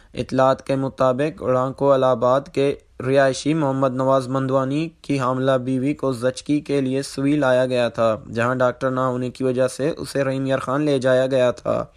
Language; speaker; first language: Urdu; non-native, local second language; Baluchi